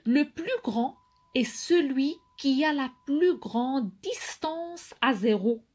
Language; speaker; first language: French; non-native, local second language; Arabic